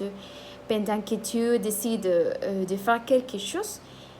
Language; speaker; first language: French; non-native, learner; Spanish